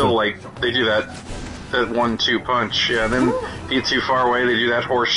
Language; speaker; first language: English; native; English